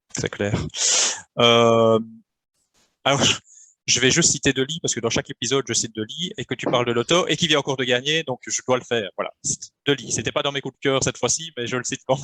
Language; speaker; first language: French; native; French